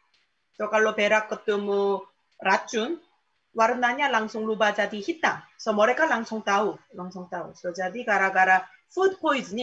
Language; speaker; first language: Indonesian; non-native, fluent; Korean